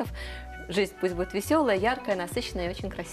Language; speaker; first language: Russian; native; Russian